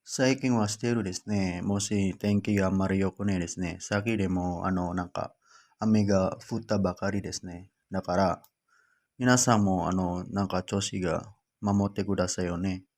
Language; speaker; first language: Japanese; non-native, learner; Indonesian